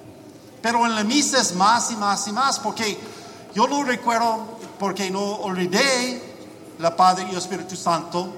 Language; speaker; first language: Spanish; non-native, learner; English